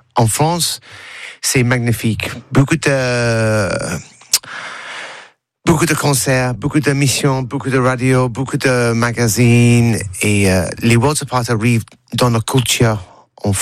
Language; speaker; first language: French; non-native, learner; English